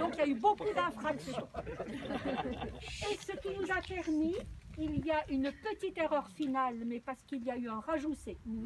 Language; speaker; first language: French; native; French